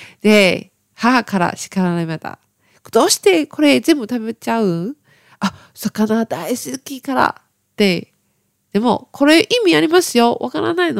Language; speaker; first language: Japanese; non-native, learner; Chinese